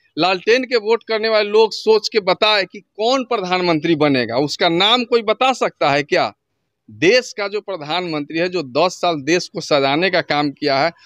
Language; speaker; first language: Hindi; native; Hindi